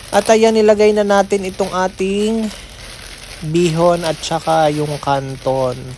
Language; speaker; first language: Filipino; non-native, local second language; Waray